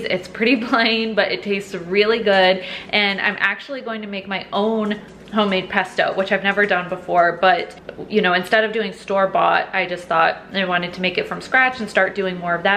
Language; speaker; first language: English; native; English